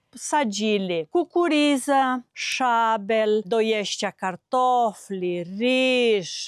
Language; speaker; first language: Polish; early bilingual, heritage; Polish